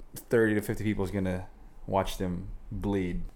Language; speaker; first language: English; non-native, local second language; Filipino